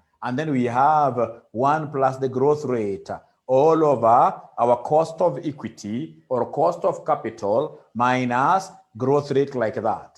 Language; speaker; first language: English; non-native, local second language; Swahili